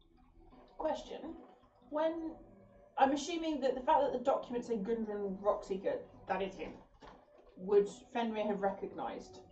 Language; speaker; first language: English; native; English